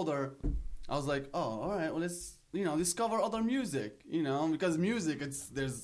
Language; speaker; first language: English; non-native, fluent; Arabic